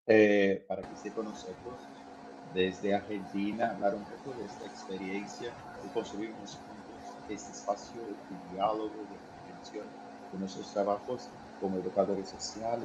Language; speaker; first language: Spanish; non-native, fluent; Portuguese